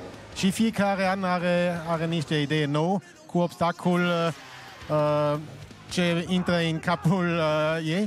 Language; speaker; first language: Romanian; non-native, learner; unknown